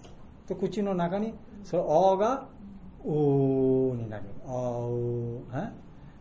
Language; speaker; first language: Japanese; non-native, fluent; Bangla